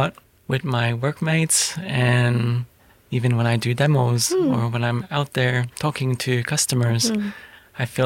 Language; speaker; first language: English; native; English